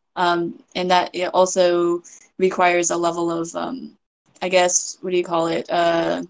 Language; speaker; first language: English; native; English